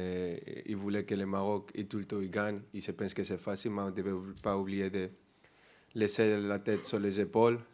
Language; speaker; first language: French; non-native, fluent; Spanish